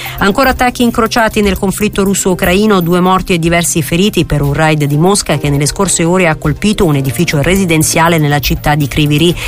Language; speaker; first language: Italian; native; Italian